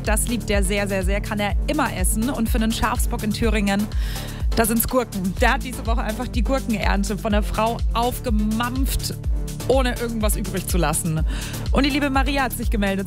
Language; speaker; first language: German; native; German